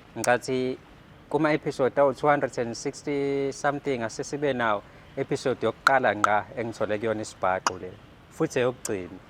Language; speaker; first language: Zulu; native; Zulu